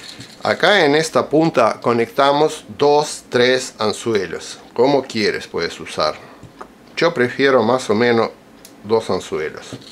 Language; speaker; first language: Spanish; non-native, fluent; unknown